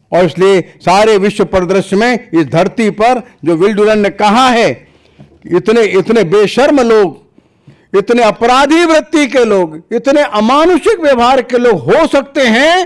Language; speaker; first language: Hindi; native; Hindi